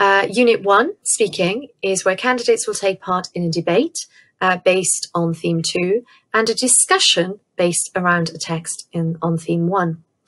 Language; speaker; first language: English; native; English